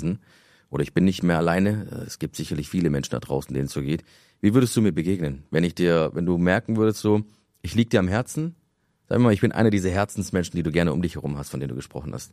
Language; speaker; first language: German; native; German